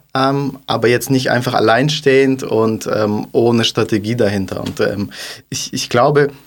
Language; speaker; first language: German; non-native, fluent; Russian